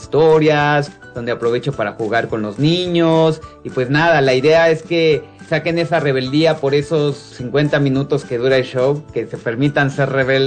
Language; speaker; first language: Spanish; native; Spanish